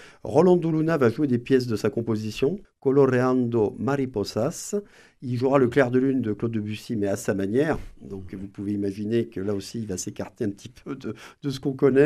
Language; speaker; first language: French; native; French